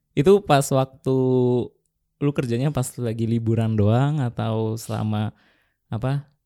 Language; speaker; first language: Indonesian; native; Indonesian